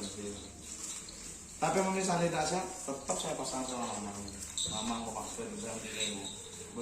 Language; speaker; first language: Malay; non-native, local second language; Madurese